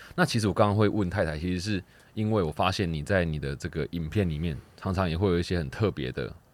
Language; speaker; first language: Chinese; native; Chinese